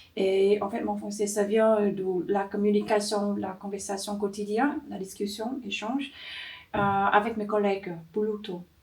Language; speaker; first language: French; non-native, learner; Vietnamese